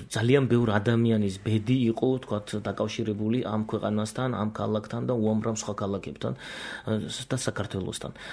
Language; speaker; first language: Georgian; non-native, local second language; Azerbaijani